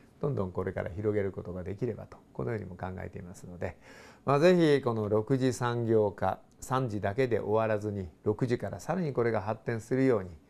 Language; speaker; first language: Japanese; native; Japanese